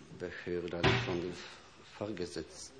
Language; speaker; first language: German; non-native, fluent; Polish